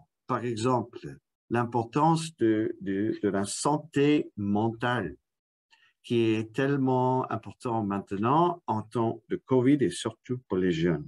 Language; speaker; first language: French; non-native, fluent; English